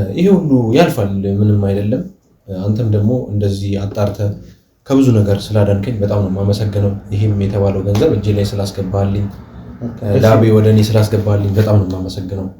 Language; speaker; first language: Amharic; native; Amharic